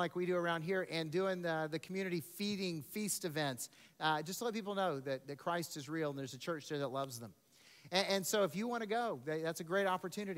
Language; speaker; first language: English; native; English